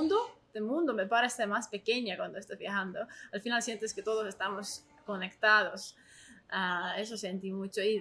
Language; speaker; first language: Spanish; non-native, learner; Estonian